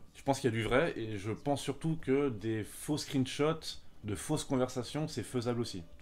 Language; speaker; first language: French; native; French